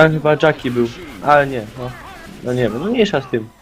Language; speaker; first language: Polish; native; Polish